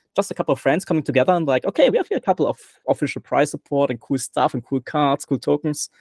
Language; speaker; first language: English; non-native, fluent; German